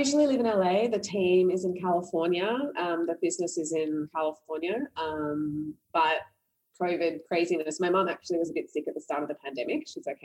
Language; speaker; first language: English; native; English